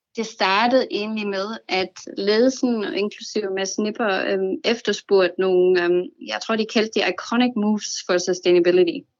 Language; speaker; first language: Danish; non-native, fluent; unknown